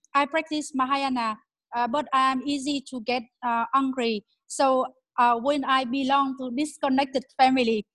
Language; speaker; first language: English; non-native, fluent; Vietnamese